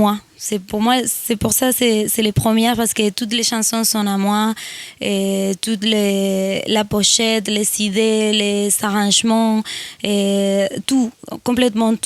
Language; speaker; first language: French; non-native, fluent; Spanish